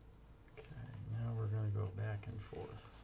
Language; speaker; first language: English; native; English